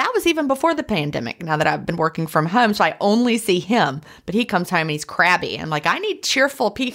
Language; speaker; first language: English; native; English